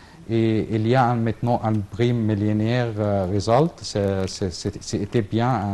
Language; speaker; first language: French; non-native, learner; Arabic